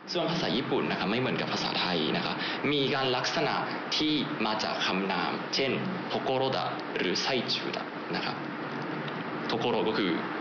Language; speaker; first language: Thai; non-native, fluent; Japanese